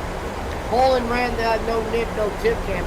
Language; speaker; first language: English; native; English